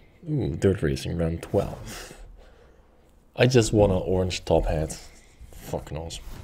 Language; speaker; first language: English; non-native, fluent; Dutch